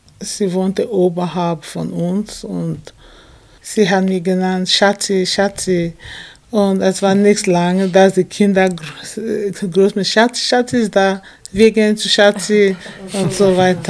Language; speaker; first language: German; non-native, fluent; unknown